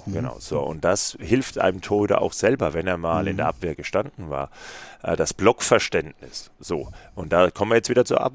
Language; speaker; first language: German; native; German